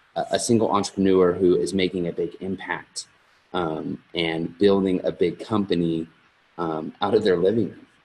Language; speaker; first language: English; native; English